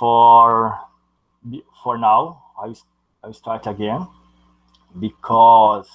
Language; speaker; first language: English; non-native, learner; Portuguese